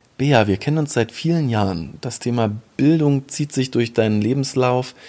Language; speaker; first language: German; native; German